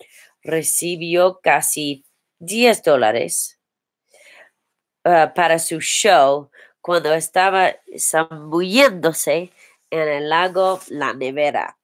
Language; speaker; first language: Spanish; non-native, learner; English